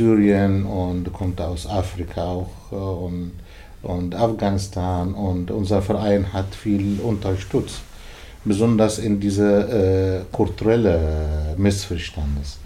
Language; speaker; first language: German; non-native, learner; Arabic